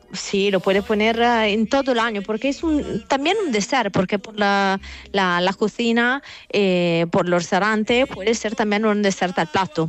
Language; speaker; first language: Spanish; non-native, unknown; Italian